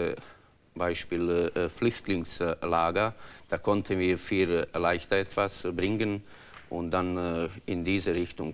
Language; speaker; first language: German; non-native, learner; Croatian